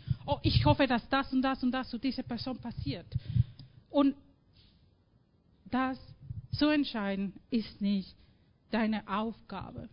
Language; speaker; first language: German; non-native, fluent; Spanish